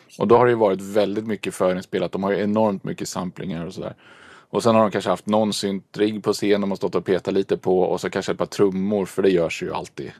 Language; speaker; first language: Swedish; native; Swedish